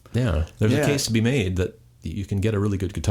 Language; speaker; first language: English; native; English